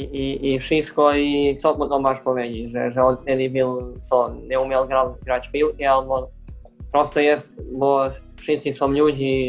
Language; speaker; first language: Polish; non-native, learner; Serbian